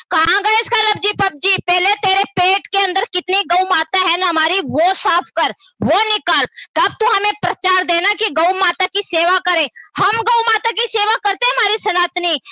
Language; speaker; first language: Hindi; native; Hindi